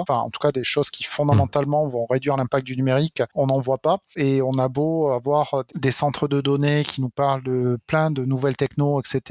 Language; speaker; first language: French; native; French